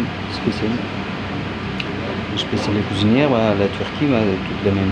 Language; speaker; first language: French; non-native, learner; Turkish